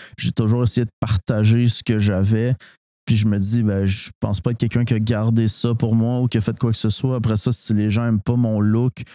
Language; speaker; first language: French; native; French